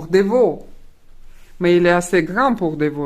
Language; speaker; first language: French; non-native, fluent; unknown